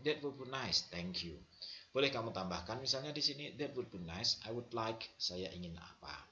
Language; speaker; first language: English; non-native, fluent; Indonesian